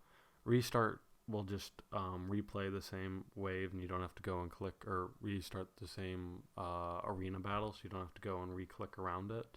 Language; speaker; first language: English; native; English